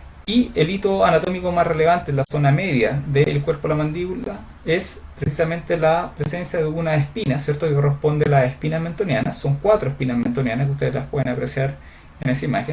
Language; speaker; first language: Spanish; native; Spanish